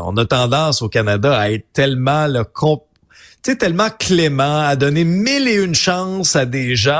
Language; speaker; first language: French; native; French